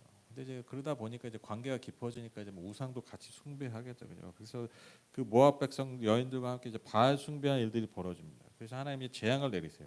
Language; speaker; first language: Korean; native; Korean